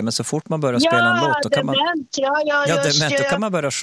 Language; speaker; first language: Swedish; native; Swedish